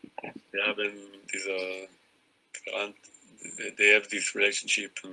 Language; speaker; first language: German; non-native, learner; Hebrew